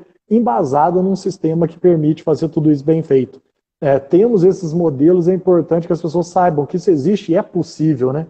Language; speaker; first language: Portuguese; native; Portuguese